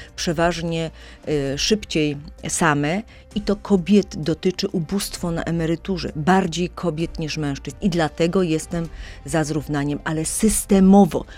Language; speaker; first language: Polish; native; Polish